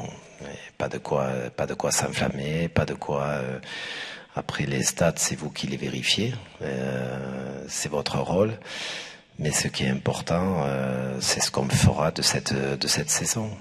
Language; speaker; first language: French; native; French